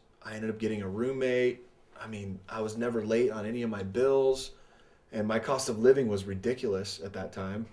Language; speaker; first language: English; native; English